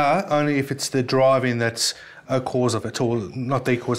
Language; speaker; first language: English; native; English